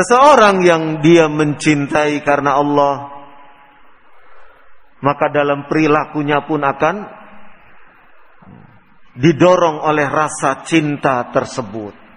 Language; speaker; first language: Indonesian; native; Indonesian